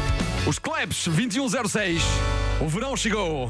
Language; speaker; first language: Portuguese; early bilingual, heritage; Portuguese